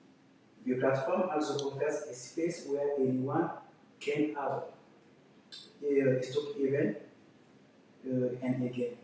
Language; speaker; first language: English; non-native, learner; French